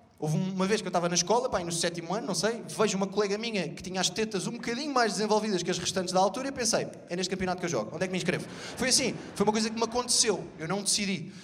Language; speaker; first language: Portuguese; native; Portuguese